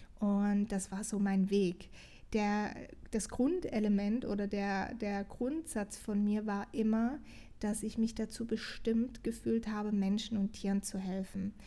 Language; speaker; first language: German; non-native, fluent; Portuguese